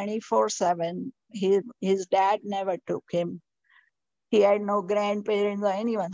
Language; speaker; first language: English; non-native, local second language; Marathi